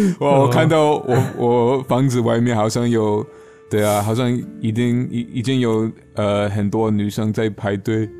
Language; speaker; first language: Chinese; non-native, fluent; English